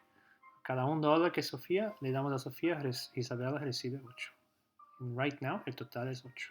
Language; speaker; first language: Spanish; non-native, fluent; English